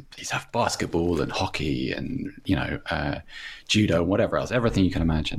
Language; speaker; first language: English; native; English